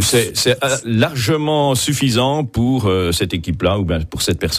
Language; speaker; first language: French; native; French